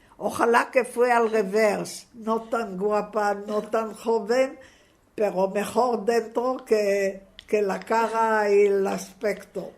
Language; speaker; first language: Spanish; non-native, fluent; Hebrew